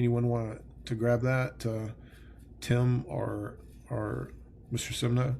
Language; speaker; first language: English; native; English